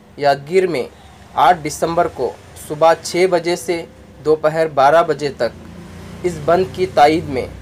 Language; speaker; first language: Urdu; native; Urdu